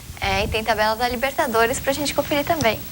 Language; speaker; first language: Portuguese; native; Portuguese